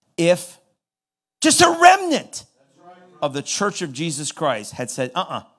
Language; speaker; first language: English; non-native, fluent; Persian